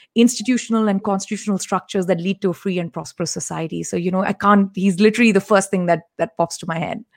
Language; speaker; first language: English; non-native, local second language; Tamil